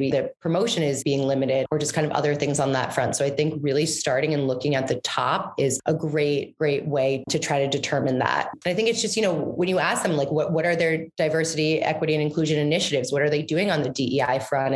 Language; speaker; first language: English; native; English